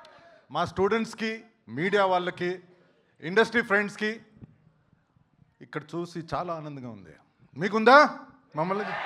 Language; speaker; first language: Telugu; native; Telugu